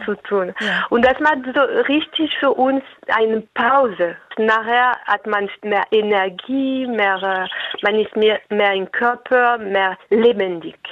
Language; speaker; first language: German; non-native, fluent; French